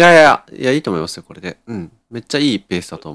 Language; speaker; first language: Japanese; native; Japanese